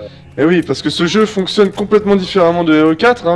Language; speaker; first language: French; native; French